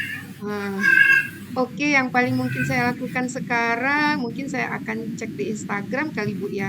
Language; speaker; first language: Indonesian; native; Indonesian